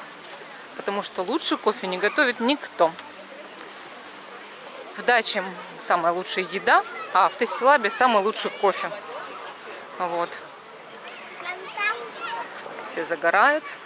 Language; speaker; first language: Russian; native; Russian